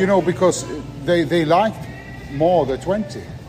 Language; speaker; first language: English; non-native, fluent; Norwegian